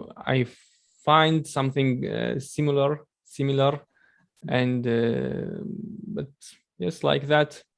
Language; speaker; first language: English; non-native, learner; Chechen